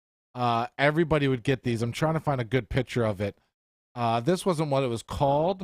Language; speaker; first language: English; native; English